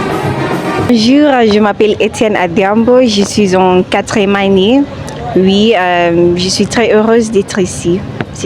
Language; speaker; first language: French; non-native, learner; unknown